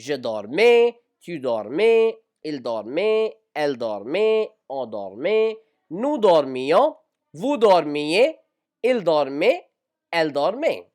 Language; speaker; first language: French; non-native, fluent; Hindi